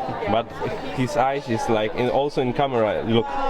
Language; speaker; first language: English; non-native, fluent; Polish